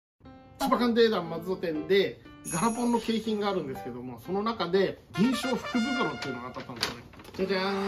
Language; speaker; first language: Japanese; native; Japanese